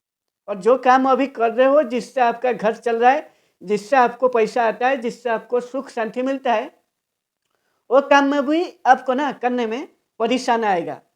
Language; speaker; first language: Hindi; non-native, local second language; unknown